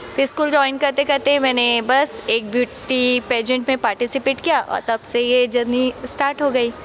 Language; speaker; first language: Hindi; native; Hindi